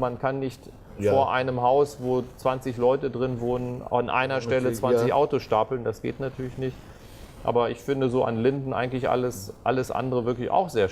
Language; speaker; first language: German; native; German